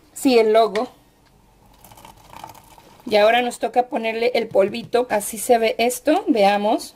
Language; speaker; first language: Spanish; native; Spanish